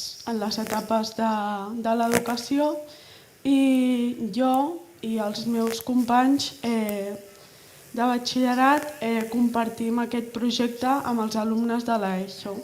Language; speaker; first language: Catalan; non-native, local second language; Spanish